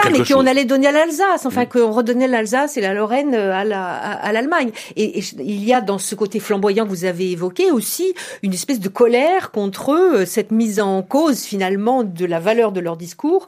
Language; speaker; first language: French; native; French